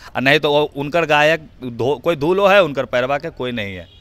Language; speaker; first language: Hindi; native; Hindi